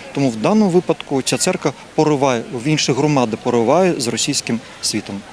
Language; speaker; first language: Ukrainian; native; Ukrainian